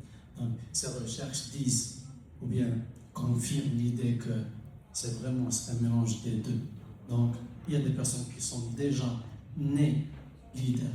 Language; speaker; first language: French; non-native, local second language; Arabic